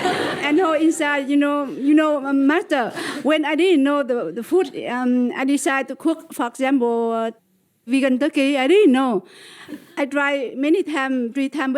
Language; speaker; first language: English; non-native, learner; Vietnamese